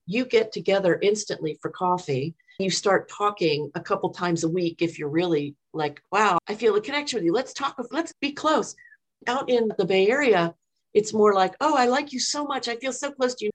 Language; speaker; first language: English; native; English